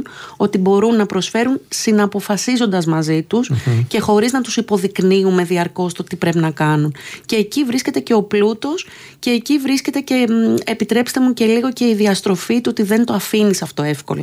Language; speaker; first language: Greek; native; Greek